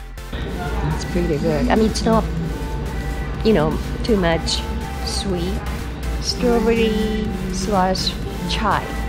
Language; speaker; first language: English; non-native, fluent; Japanese